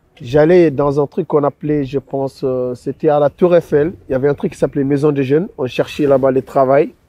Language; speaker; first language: French; non-native, local second language; Wolof